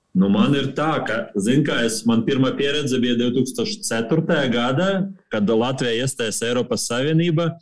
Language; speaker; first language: Latvian; non-native, local second language; Russian